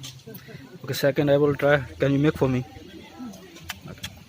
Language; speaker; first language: English; non-native, learner; Urdu